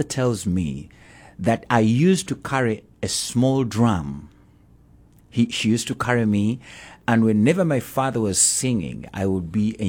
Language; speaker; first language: English; non-native, local second language; Ganda